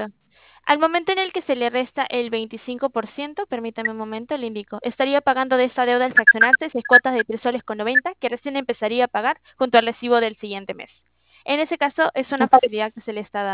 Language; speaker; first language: Spanish; native; Spanish